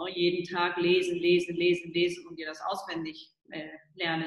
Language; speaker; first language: German; early bilingual, heritage; Spanish